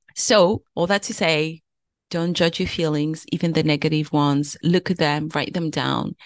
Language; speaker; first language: English; early bilingual, other home language; French